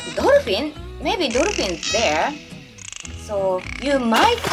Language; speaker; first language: English; non-native, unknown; Japanese